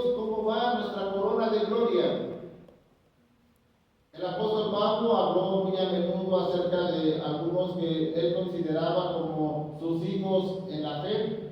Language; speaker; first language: Spanish; native; Spanish